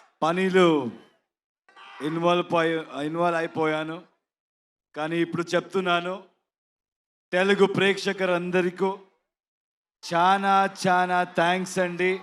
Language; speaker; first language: Telugu; non-native, learner; Kannada